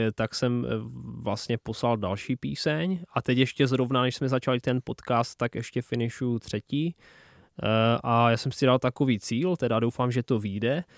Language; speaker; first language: Czech; non-native, local second language; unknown